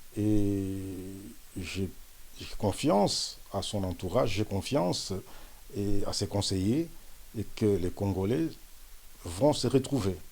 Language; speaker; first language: French; non-native, local second language; Lingala